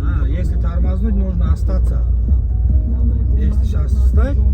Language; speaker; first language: Russian; non-native, local second language; Tajik